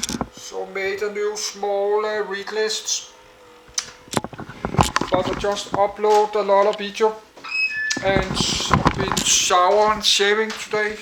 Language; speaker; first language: English; non-native, learner; Danish